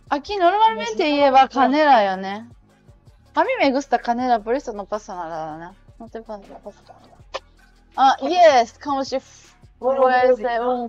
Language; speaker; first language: Spanish; non-native, learner; Japanese